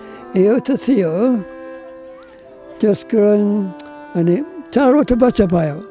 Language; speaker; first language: Nepali; non-native, learner; English